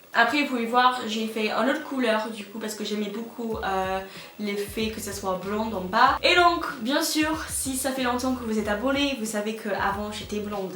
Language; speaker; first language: French; non-native, fluent; English